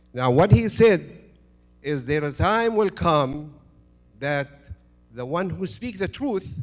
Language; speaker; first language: English; non-native, fluent; Arabic